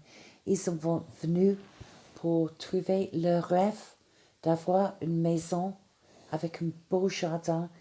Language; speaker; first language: French; non-native, fluent; English